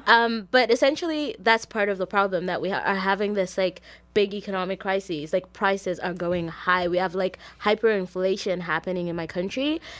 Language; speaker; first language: English; non-native, local second language; Shona